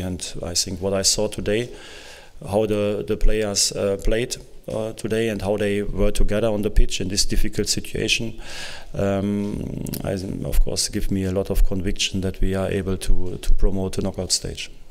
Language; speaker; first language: English; non-native, fluent; German